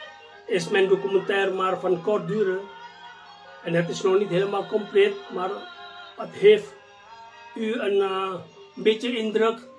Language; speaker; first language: Dutch; non-native, fluent; Indonesian